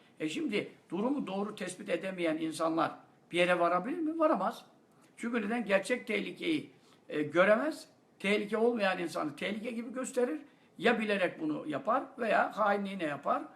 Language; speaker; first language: Turkish; native; Turkish